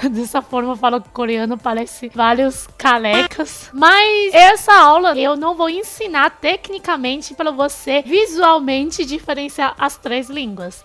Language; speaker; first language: Portuguese; non-native, fluent; Chinese